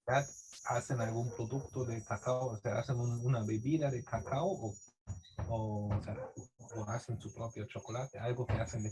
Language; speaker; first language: Spanish; non-native, fluent; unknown